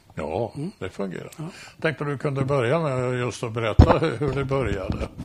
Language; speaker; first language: Swedish; native; Swedish